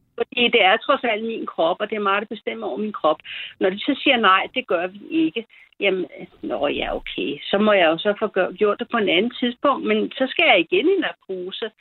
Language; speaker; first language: Danish; early bilingual, other home language; German